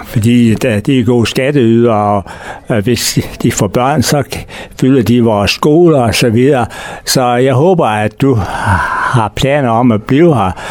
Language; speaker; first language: Danish; native; Danish